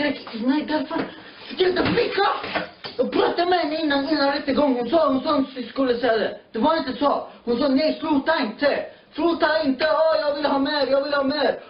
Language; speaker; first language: Swedish; non-native, learner; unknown